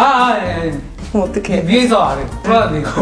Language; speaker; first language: Korean; native; Korean